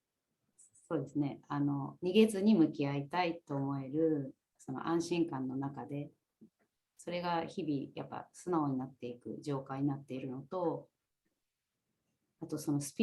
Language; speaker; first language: Japanese; native; Japanese